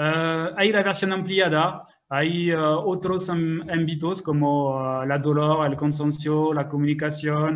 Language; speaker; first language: Spanish; non-native, fluent; French